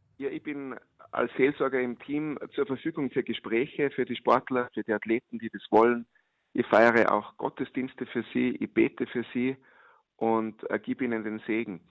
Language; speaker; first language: German; native; German